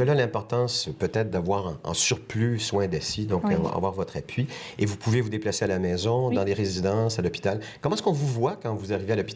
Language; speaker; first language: French; native; French